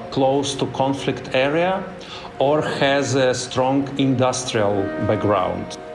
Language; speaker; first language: English; non-native, fluent; Ukrainian